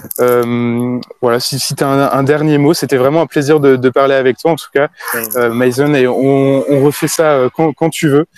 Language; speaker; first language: French; native; French